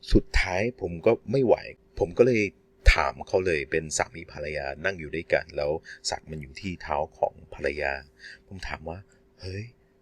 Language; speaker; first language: Thai; non-native, fluent; English